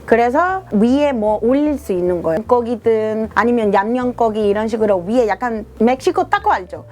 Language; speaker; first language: Korean; non-native, fluent; Spanish